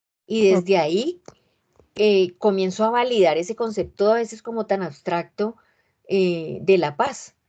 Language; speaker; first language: Spanish; native; Spanish